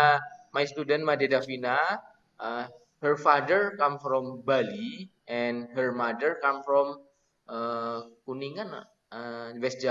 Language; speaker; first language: English; non-native, learner; Indonesian